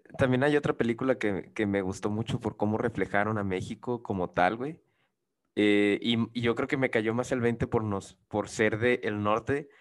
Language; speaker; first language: Spanish; native; Spanish